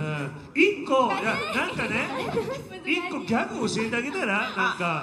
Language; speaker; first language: Japanese; native; Japanese